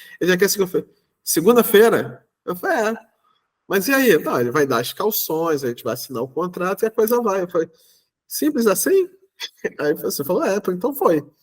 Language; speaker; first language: Portuguese; native; Portuguese